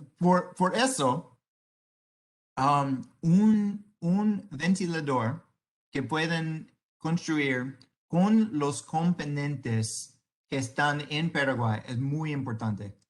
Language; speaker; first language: Spanish; non-native, learner; English